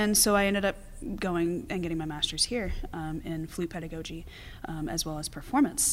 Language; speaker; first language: English; native; English